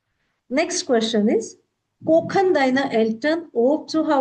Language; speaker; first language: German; non-native, fluent; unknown